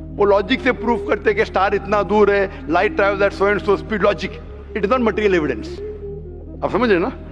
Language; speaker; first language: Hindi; non-native, local second language; Konkani